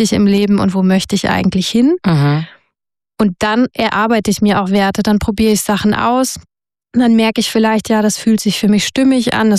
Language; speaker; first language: German; native; German